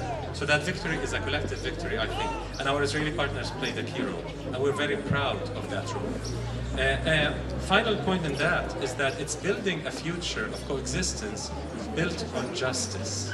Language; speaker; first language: English; non-native, fluent; Arabic